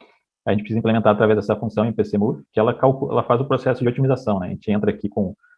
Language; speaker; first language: Portuguese; native; Portuguese